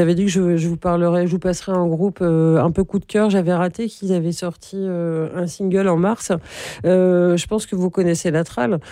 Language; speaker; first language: French; native; French